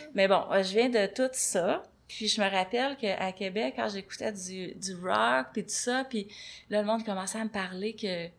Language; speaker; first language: French; native; French